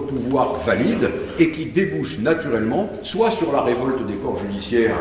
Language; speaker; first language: French; native; French